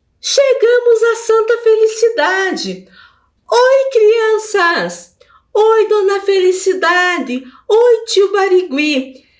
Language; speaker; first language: Portuguese; native; Portuguese